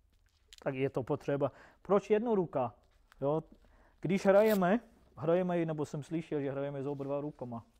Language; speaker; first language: Czech; non-native, fluent; English